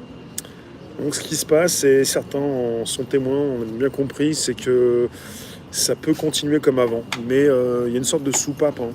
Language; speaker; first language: French; native; French